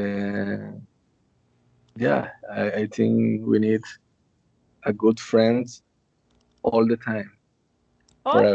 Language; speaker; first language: English; non-native, learner; Spanish